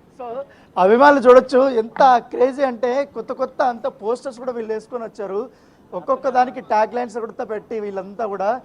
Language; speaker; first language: Telugu; native; Telugu